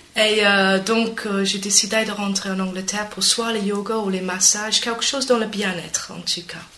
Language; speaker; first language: French; non-native, fluent; English